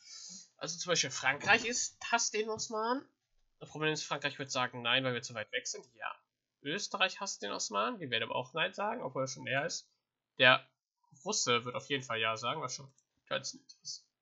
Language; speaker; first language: German; native; German